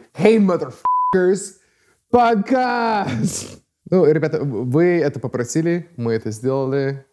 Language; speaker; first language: Russian; non-native, fluent; English